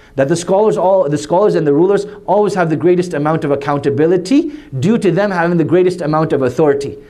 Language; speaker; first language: English; native; English